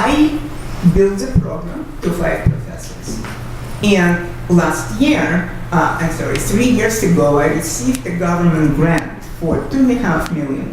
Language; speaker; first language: English; non-native, fluent; Russian